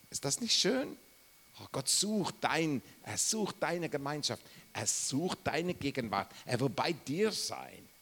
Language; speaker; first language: German; non-native, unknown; English